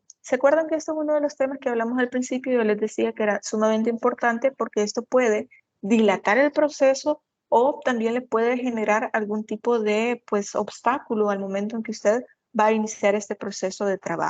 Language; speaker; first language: Spanish; native; Spanish